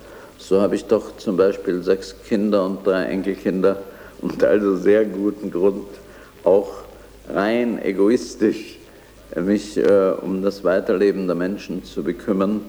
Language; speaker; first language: German; native; German